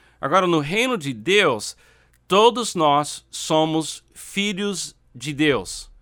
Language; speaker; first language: Portuguese; non-native, fluent; English